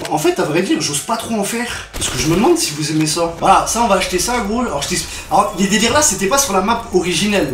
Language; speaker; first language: French; native; French